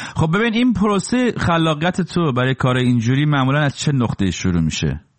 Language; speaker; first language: Persian; native; Persian